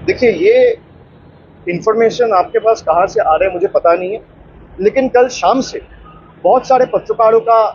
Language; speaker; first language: Hindi; non-native, local second language; Bangla